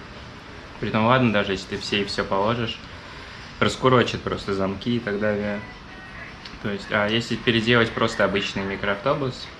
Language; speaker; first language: Russian; native; Russian